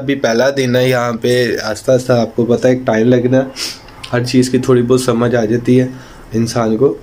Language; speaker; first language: Urdu; non-native, local second language; Punjabi